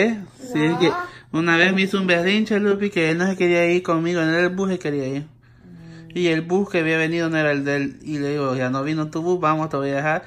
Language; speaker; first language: Spanish; native; Spanish